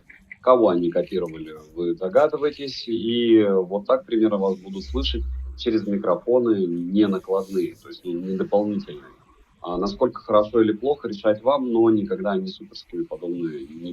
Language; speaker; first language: Russian; native; Russian